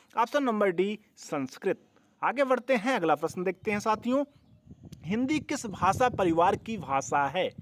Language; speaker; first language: Hindi; native; Hindi